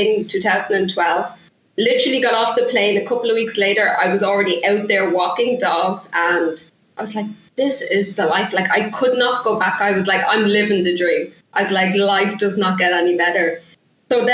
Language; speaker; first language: English; native; English